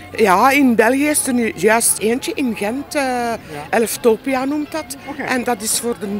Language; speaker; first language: Dutch; native; Dutch